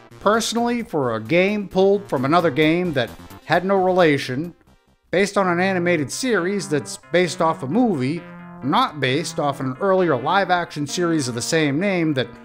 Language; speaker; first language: English; native; English